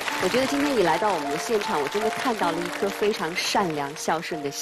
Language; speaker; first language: Chinese; native; Chinese